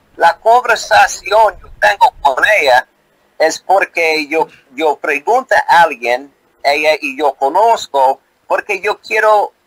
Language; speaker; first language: Spanish; non-native, learner; English